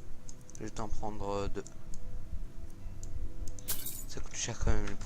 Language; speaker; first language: French; native; French